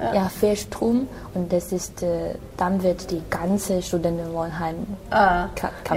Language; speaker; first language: German; non-native, learner; Chinese